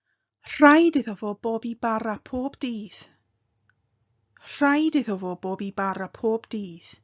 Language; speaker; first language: Welsh; non-native, fluent; English